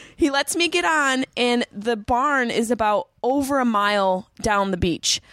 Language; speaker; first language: English; native; English